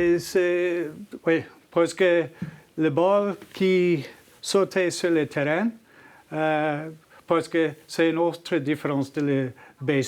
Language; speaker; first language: French; non-native, learner; English